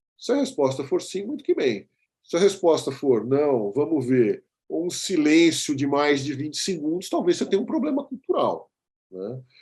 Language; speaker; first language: Portuguese; native; Portuguese